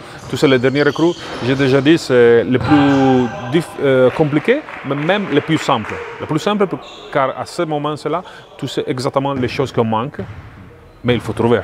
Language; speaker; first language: French; non-native, fluent; Italian